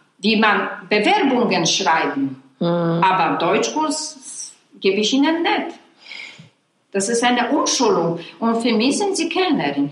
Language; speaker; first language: German; non-native, fluent; Polish